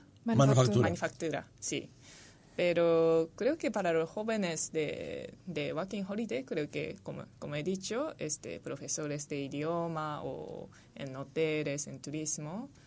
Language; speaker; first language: Spanish; non-native, fluent; Japanese